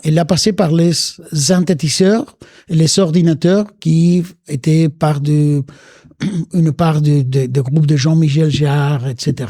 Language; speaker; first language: French; non-native, fluent; Spanish